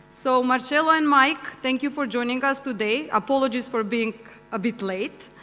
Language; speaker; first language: English; non-native, fluent; Macedonian